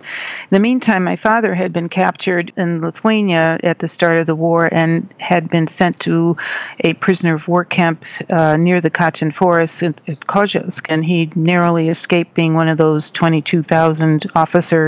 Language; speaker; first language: English; native; English